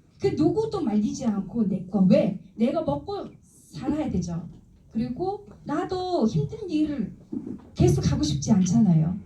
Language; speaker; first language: Korean; non-native, fluent; Mongolian